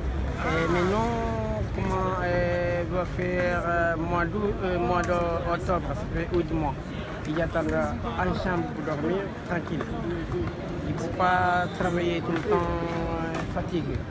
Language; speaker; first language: French; non-native, learner; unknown